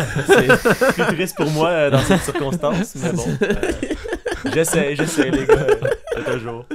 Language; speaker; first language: French; native; French